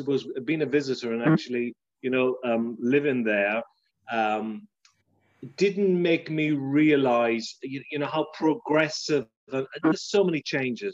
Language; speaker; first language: English; native; English